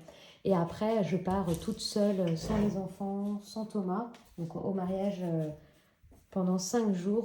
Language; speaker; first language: French; native; French